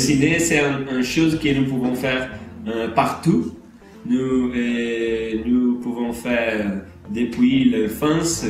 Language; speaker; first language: French; non-native, learner; Portuguese